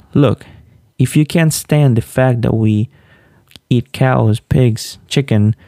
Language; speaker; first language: English; non-native, fluent; Spanish